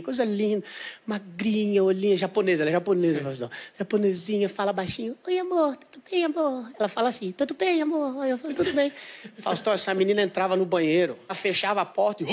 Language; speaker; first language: Portuguese; native; Portuguese